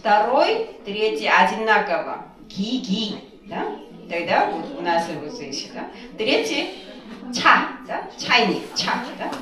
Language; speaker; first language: Russian; non-native, fluent; Korean